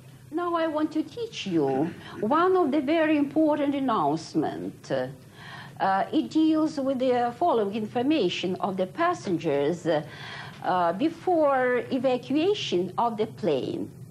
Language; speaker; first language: English; non-native, fluent; Russian